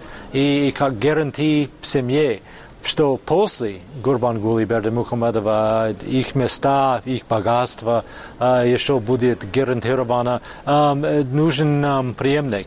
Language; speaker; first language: Russian; non-native, fluent; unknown